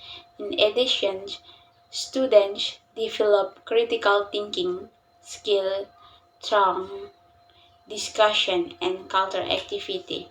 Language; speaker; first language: English; non-native, learner; Indonesian